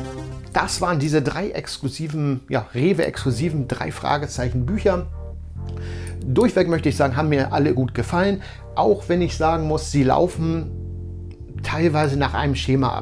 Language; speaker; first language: German; native; German